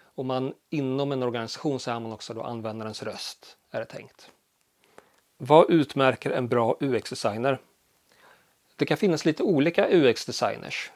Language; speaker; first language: Swedish; early bilingual, other home language; Polish